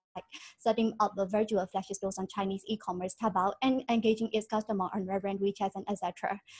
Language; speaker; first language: English; non-native, fluent; Burmese